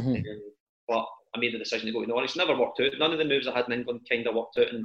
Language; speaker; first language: English; native; English